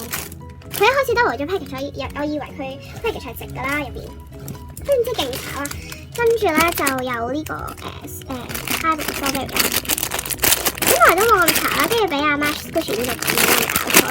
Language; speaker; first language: Cantonese; native; Cantonese